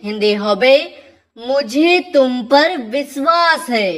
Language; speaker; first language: Hindi; non-native, fluent; Bangla